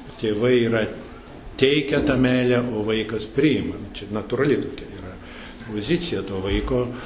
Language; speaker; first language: Lithuanian; early bilingual, heritage; Lithuanian